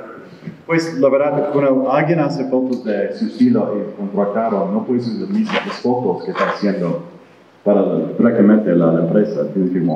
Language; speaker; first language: Spanish; non-native, fluent; English